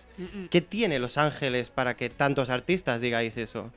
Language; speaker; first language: Spanish; native; Spanish